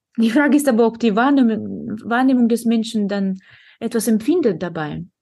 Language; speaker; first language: German; non-native, fluent; Russian